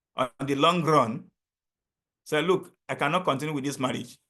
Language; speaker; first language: English; non-native, local second language; Yoruba